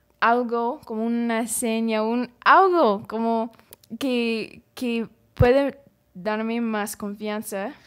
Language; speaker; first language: Spanish; non-native, learner; English